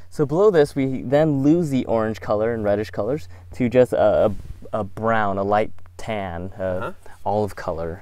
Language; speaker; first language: English; native; English